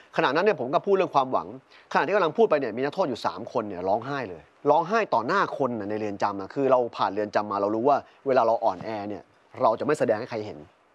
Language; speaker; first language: Thai; native; Thai